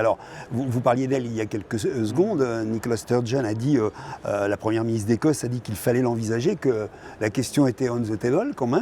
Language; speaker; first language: French; native; French